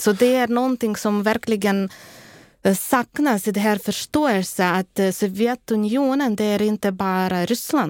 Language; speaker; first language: Swedish; non-native, fluent; Ukrainian